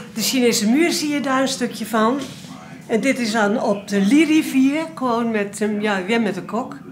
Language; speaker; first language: Dutch; native; Dutch